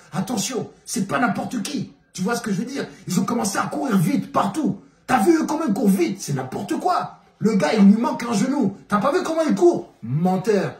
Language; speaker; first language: French; non-native, local second language; Bambara